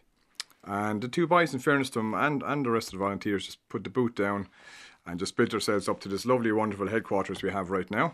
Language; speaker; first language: English; native; English